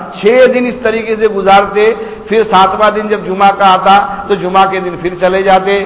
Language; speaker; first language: Urdu; non-native, local second language; Gujarati